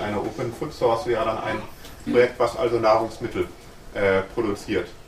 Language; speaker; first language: German; native; German